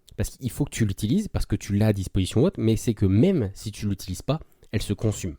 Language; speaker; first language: French; native; French